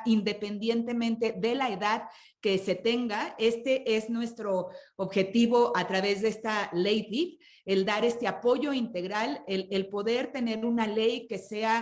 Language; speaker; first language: Spanish; native; Spanish